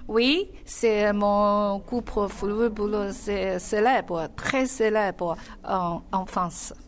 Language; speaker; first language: French; non-native, learner; Chinese